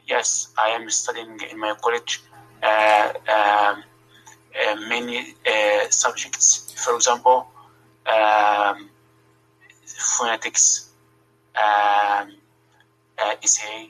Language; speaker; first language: English; non-native, learner; Arabic